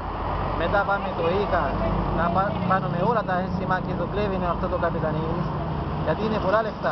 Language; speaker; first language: Greek; non-native, learner; Spanish